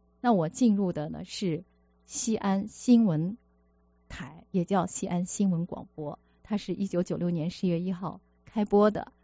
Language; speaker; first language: Chinese; native; Chinese